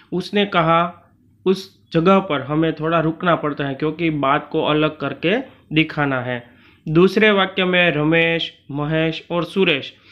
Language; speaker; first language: Hindi; non-native, local second language; Gujarati